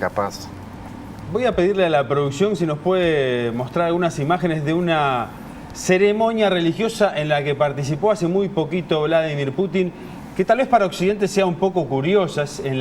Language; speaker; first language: Spanish; native; Spanish